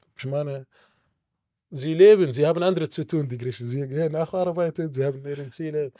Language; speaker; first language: German; non-native, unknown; Arabic